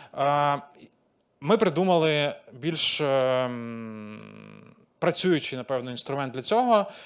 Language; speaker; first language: Ukrainian; non-native, local second language; Russian